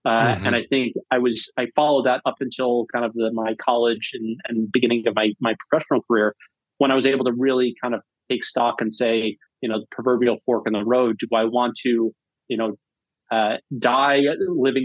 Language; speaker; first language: English; native; English